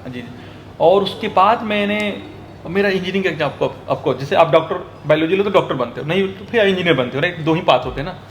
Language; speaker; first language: Hindi; native; Hindi